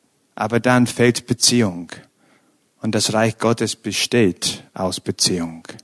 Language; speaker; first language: German; non-native, fluent; English